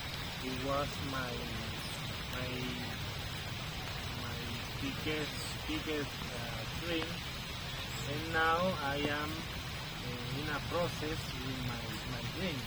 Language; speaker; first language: English; non-native, learner; Spanish